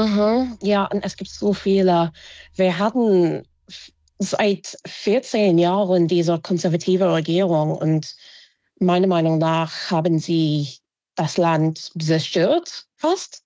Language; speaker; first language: German; non-native, fluent; English